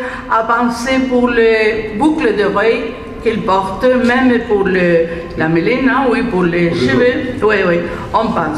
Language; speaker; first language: French; non-native, fluent; Spanish